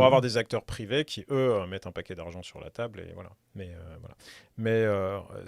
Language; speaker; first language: French; native; French